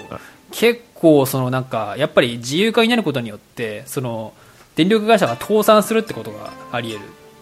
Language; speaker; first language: Japanese; native; Japanese